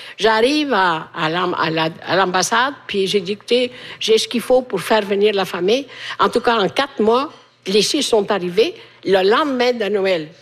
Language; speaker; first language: French; non-native, fluent; Italian